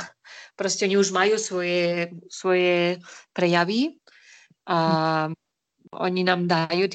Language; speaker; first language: Slovak; non-native, fluent; Spanish